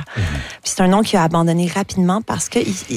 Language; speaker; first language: French; native; French